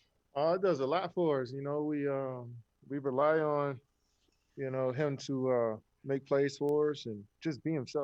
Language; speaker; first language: English; native; English